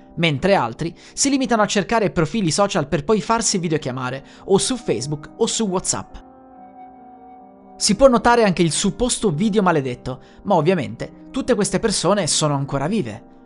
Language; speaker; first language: Italian; native; Italian